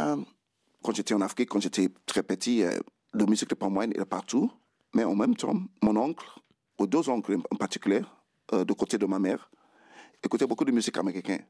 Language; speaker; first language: French; non-native, fluent; Krio